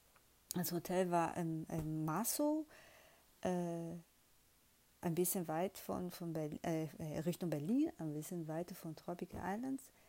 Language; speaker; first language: German; non-native, fluent; Portuguese